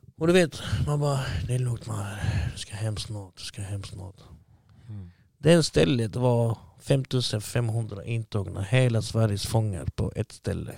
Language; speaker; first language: Swedish; early bilingual, other home language; Arabic